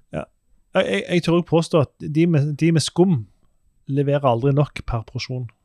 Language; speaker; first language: Norwegian; native; Norwegian